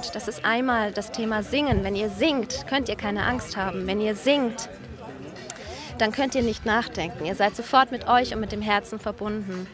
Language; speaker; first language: German; native; German